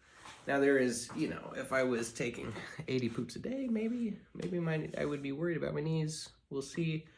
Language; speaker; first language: English; native; English